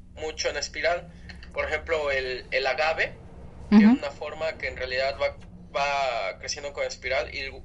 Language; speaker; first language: Spanish; native; Spanish